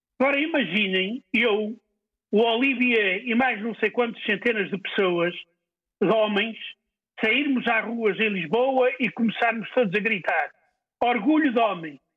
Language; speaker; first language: Portuguese; native; Portuguese